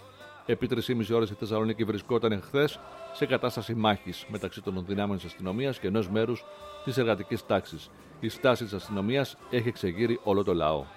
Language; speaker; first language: Greek; native; Greek